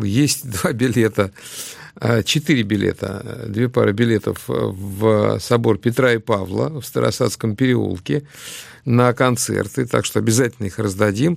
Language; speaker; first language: Russian; native; Russian